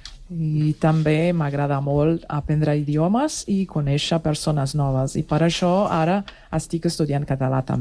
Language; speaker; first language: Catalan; non-native, learner; Portuguese